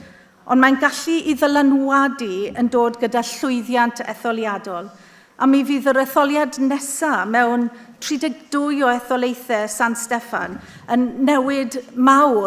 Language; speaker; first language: Welsh; native; Welsh